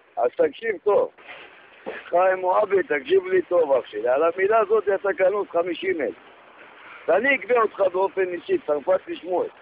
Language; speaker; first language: Hebrew; native; Hebrew